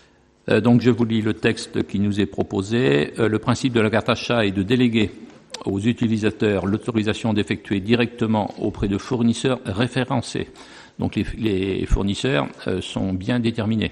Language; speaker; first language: French; native; French